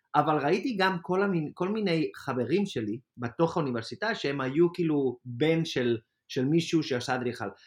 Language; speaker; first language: Hebrew; non-native, fluent; Spanish